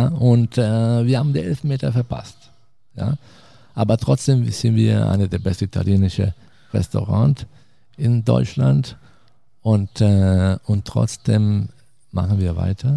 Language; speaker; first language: German; non-native, fluent; Italian